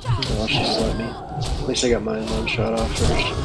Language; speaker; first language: English; native; English